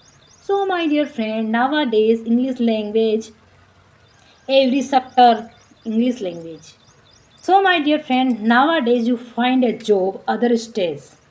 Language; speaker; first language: English; non-native, learner; Marwari